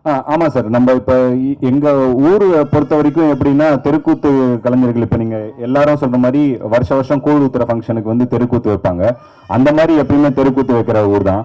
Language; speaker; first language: Tamil; native; Tamil